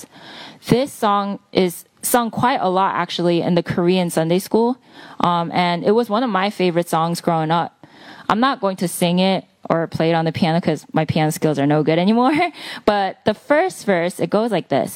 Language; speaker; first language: English; early bilingual, other home language; Korean